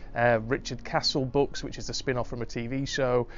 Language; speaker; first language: English; native; English